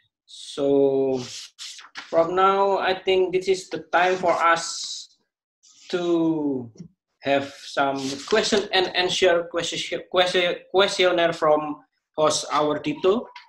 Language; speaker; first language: English; non-native, fluent; Indonesian